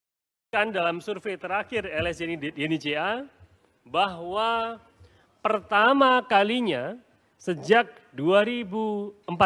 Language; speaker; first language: Indonesian; native; Indonesian